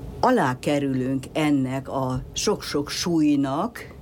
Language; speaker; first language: Hungarian; native; Hungarian